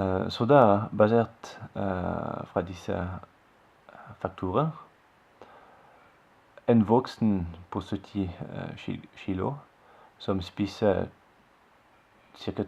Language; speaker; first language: Norwegian; non-native, fluent; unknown